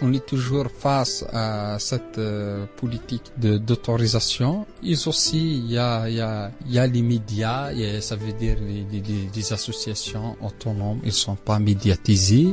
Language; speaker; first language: French; non-native, local second language; Arabic